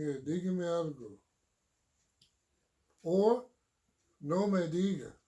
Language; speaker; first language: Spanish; non-native, learner; English